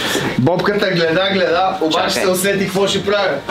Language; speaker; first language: Bulgarian; native; Bulgarian